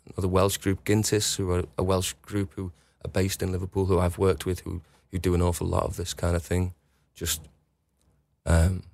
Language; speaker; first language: English; native; English